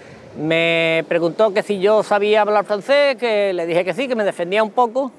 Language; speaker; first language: Spanish; native; Spanish